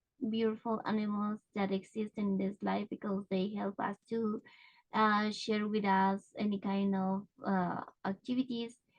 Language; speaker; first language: English; non-native, learner; Spanish